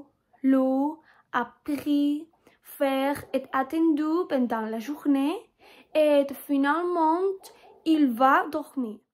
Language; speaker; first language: French; non-native, learner; Spanish